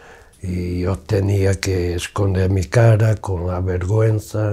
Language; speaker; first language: Spanish; non-native, fluent; Portuguese